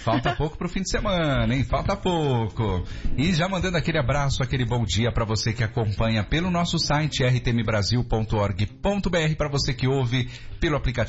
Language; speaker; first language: Portuguese; native; Portuguese